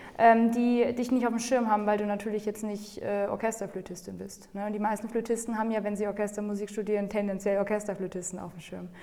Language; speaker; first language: German; native; German